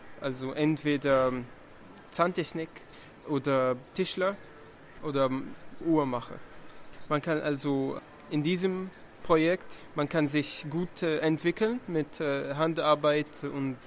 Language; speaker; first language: German; non-native, learner; Arabic